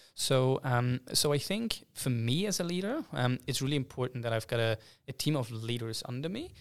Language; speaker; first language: English; non-native, fluent; German